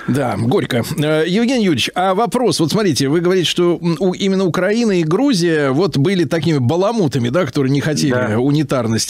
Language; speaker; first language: Russian; native; Russian